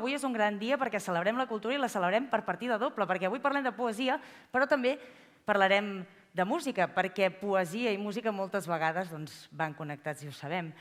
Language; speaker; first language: Catalan; native; Catalan